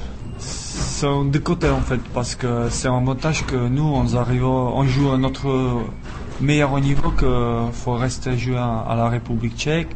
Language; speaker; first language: French; non-native, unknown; Czech